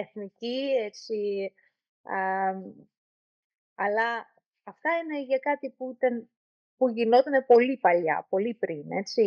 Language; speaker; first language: Greek; non-native, learner; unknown